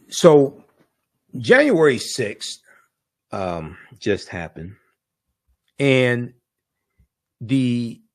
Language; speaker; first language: English; native; English